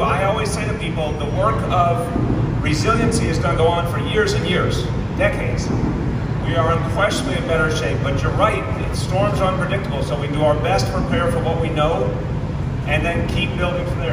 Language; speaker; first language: English; native; English